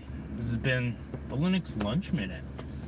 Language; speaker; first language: English; native; English